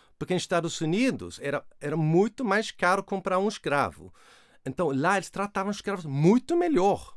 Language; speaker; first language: Portuguese; non-native, fluent; Swedish